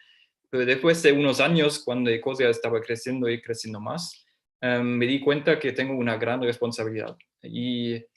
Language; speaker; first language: Spanish; non-native, fluent; German